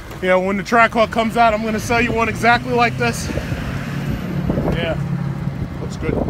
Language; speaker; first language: English; native; English